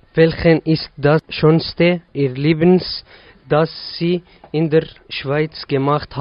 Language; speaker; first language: German; non-native, learner; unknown